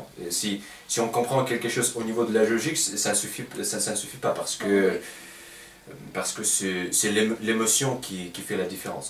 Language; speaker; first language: French; non-native, fluent; Russian